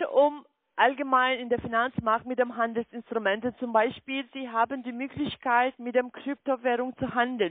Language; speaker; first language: German; non-native, learner; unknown